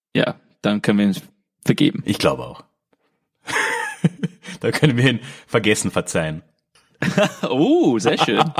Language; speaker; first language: German; non-native, fluent; English